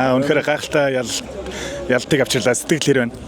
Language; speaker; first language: Mongolian; native; Mongolian